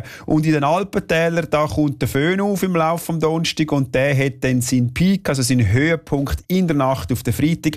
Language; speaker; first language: German; native; German